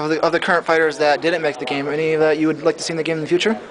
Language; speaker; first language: English; native; English